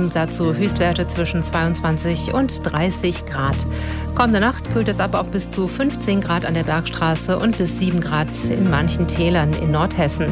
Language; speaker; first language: German; native; German